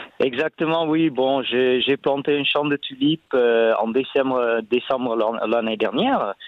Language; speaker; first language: French; non-native, fluent; Dutch